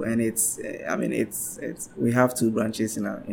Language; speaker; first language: English; non-native, local second language; Ga